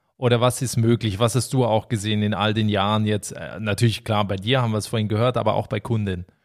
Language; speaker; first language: German; native; German